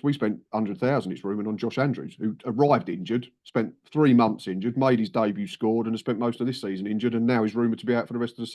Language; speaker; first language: English; native; English